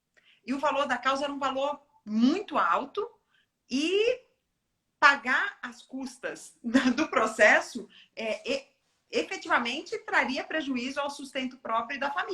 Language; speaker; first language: Portuguese; native; Portuguese